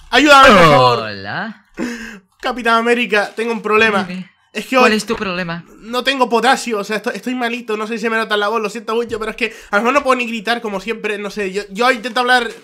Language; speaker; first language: Spanish; native; Spanish